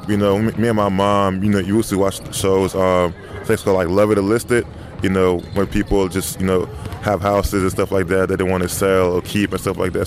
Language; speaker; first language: English; non-native, fluent; French